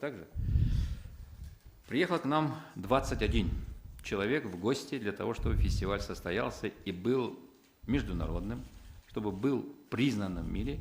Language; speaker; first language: Russian; native; Russian